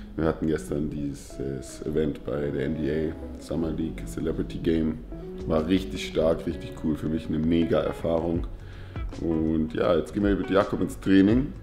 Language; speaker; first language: German; native; German